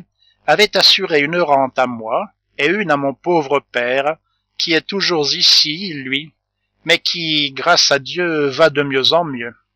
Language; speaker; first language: French; native; French